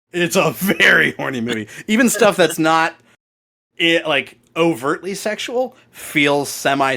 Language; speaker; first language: English; native; English